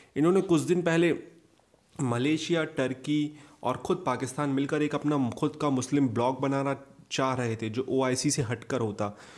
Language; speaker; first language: Hindi; native; Hindi